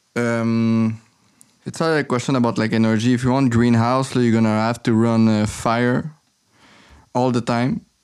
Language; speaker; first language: English; non-native, learner; French